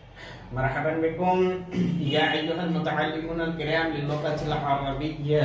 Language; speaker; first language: Arabic; non-native, fluent; Hindi